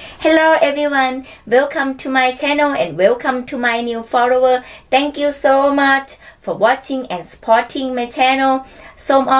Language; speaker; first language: English; non-native, learner; Thai